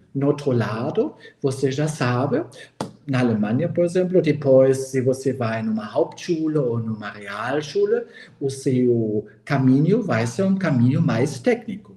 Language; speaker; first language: Portuguese; non-native, fluent; German